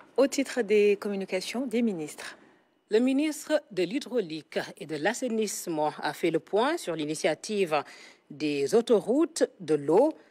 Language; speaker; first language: French; non-native, local second language; Wolof